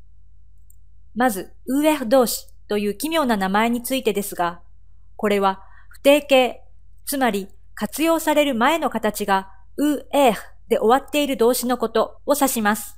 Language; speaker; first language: Japanese; native; Japanese